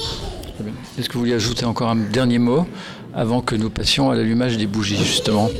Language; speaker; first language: French; native; French